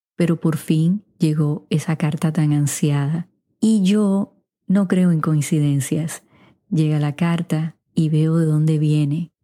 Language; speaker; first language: Spanish; native; Spanish